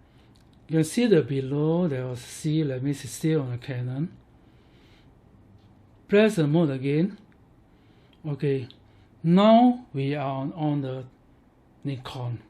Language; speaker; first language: English; non-native, learner; Chinese